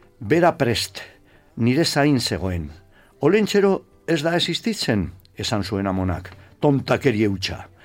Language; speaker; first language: Basque; non-native, local second language; Spanish